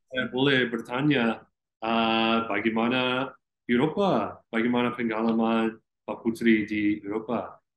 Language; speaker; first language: Indonesian; non-native, learner; English